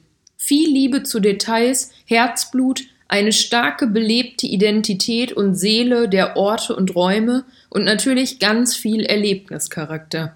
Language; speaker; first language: German; native; German